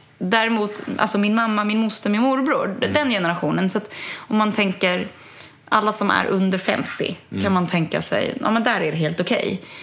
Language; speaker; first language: Swedish; early bilingual, other home language; German